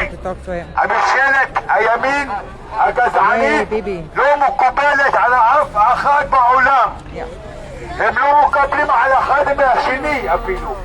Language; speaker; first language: Hebrew; non-native, local second language; Arabic